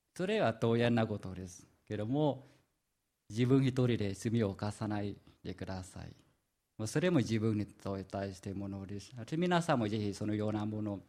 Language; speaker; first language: Japanese; non-native, fluent; Vietnamese